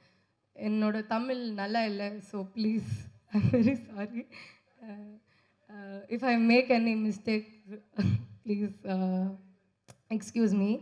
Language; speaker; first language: Tamil; non-native, local second language; Kannada